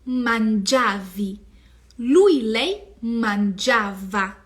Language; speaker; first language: Italian; non-native, fluent; Portuguese